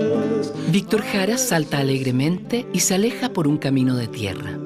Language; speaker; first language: Spanish; native; Spanish